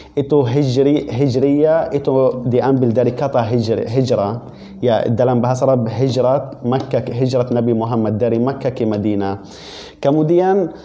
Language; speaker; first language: Indonesian; non-native, fluent; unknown